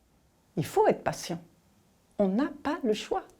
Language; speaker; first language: French; native; French